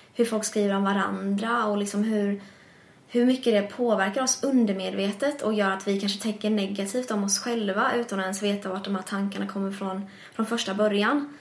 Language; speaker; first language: Swedish; early bilingual, other home language; English